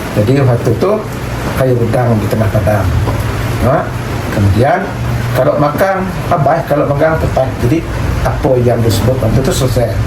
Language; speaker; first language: Malay; non-native, local second language; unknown